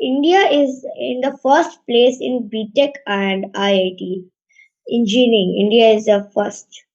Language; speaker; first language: English; non-native, learner; Hindi